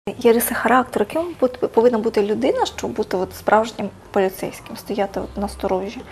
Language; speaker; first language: Ukrainian; native; Ukrainian